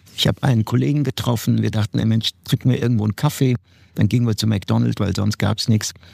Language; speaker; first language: German; non-native, fluent; Turkish